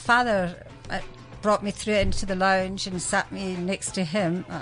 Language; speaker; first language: English; native; English